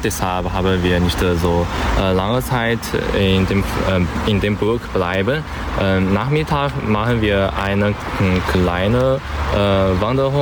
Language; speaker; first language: German; non-native, learner; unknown